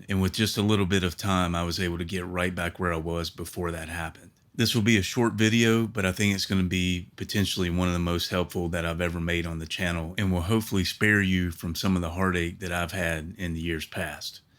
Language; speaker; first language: English; native; English